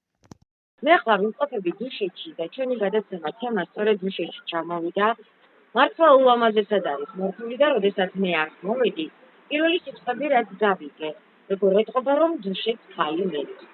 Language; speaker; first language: Georgian; native; Georgian